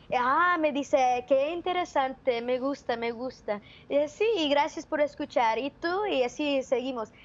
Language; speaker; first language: Spanish; early bilingual, heritage; Spanish